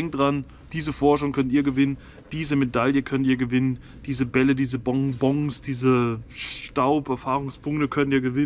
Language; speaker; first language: German; native; German